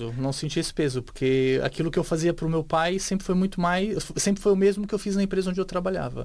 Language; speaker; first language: Portuguese; native; Portuguese